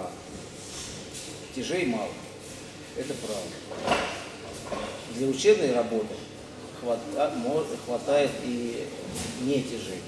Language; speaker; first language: Russian; native; Russian